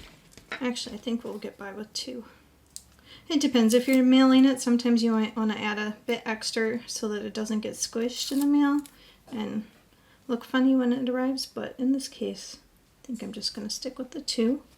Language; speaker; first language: English; native; English